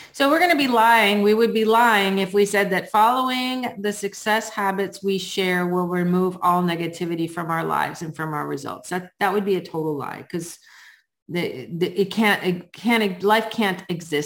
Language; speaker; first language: English; native; English